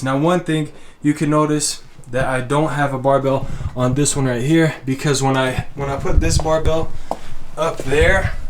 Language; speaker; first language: English; native; English